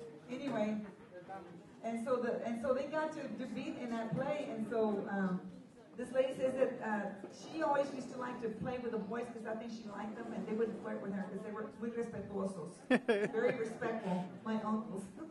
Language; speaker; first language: English; early bilingual, other home language; Spanish